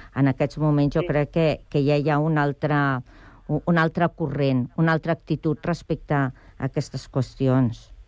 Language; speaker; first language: Catalan; native; Catalan